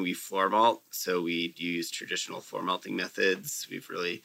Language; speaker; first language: English; native; English